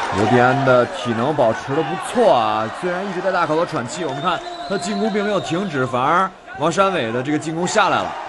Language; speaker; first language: Chinese; native; Chinese